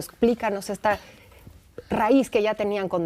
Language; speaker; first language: Spanish; native; Spanish